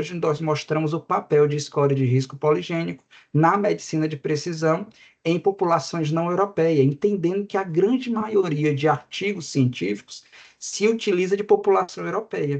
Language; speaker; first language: Portuguese; native; Portuguese